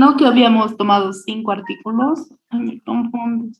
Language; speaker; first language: Spanish; native; Spanish